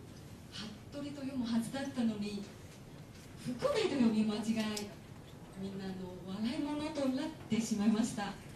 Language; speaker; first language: Japanese; non-native, fluent; Chinese